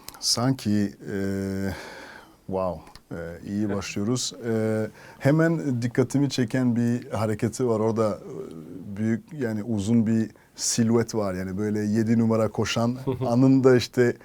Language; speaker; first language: Turkish; non-native, fluent; French